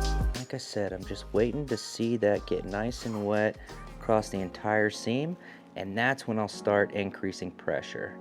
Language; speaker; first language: English; native; English